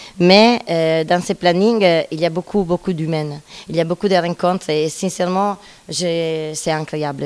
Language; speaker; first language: French; non-native, fluent; Italian